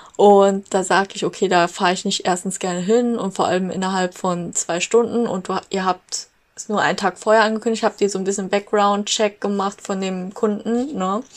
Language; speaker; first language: German; native; German